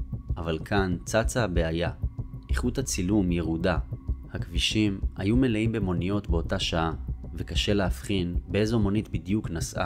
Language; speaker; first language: Hebrew; native; Hebrew